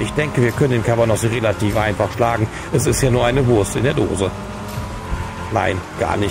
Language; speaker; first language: German; native; German